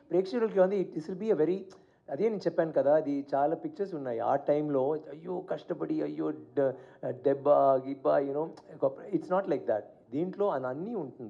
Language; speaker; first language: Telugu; non-native, learner; Tamil